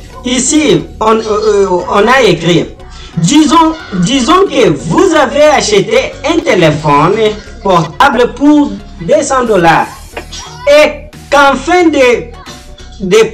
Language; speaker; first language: French; non-native, learner; Portuguese